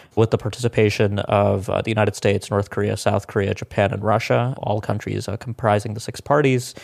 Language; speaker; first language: English; non-native, local second language; Hindi